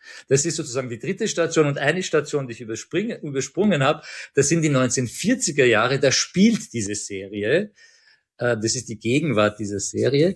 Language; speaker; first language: German; early bilingual, other home language; Persian